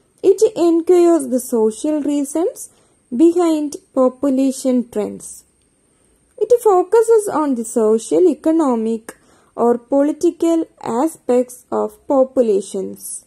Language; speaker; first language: English; non-native, local second language; Malayalam